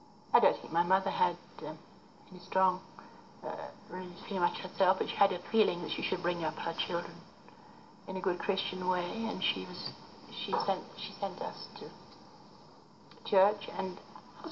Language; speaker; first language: English; native; English